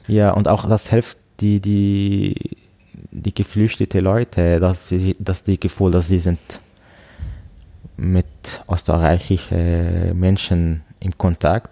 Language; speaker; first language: German; non-native, learner; Arabic